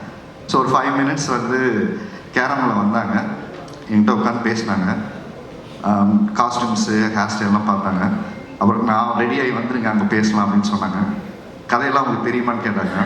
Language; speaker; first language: Tamil; native; Tamil